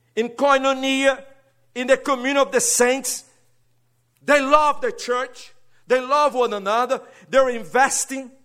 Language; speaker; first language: English; non-native, fluent; Portuguese